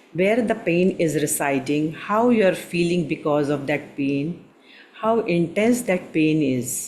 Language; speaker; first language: English; non-native, local second language; Hindi